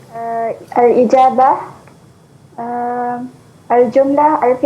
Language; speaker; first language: Arabic; non-native, learner; Malay